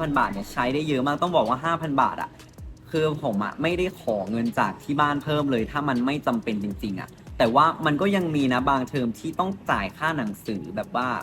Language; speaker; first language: Thai; non-native, local second language; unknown